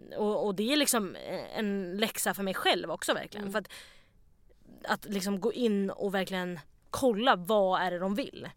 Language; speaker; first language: Swedish; native; Swedish